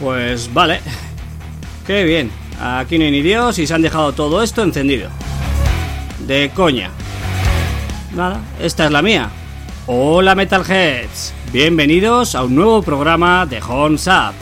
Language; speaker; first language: Spanish; native; Spanish